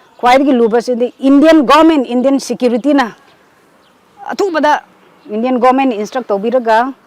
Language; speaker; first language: Manipuri; non-native, local second language; Rongmei Naga